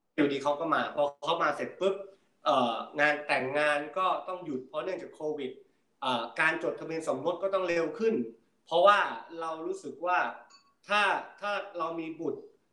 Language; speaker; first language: Thai; early bilingual, heritage; Thai